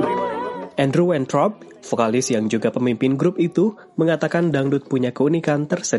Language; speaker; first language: Indonesian; native; Indonesian